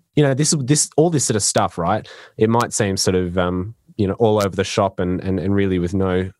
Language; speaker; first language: English; native; English